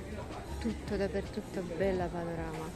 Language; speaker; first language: Italian; non-native, learner; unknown